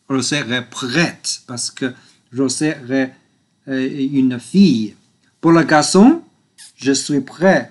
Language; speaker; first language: French; non-native, learner; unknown